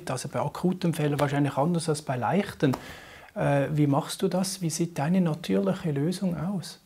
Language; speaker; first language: German; native; German